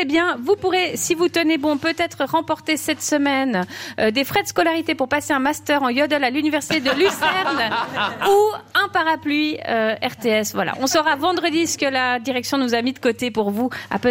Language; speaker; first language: French; native; French